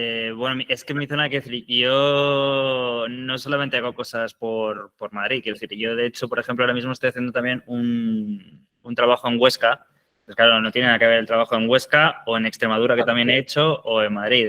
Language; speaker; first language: Spanish; native; Spanish